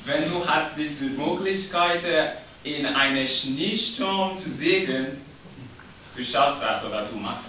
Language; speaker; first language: German; non-native, learner; English